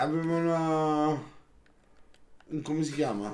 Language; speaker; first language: Italian; native; Italian